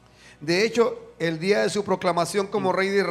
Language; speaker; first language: Spanish; native; Spanish